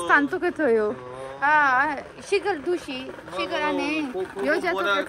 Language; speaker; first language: Korean; non-native, learner; Urdu